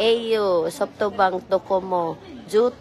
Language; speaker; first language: Japanese; non-native, learner; Filipino